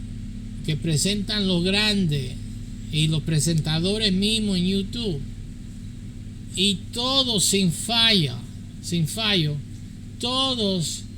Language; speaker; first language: Spanish; early bilingual, heritage; English